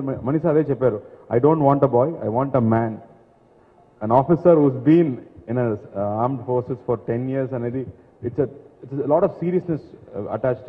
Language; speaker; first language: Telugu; non-native, learner; Tamil